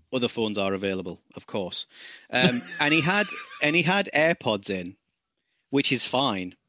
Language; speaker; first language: English; native; English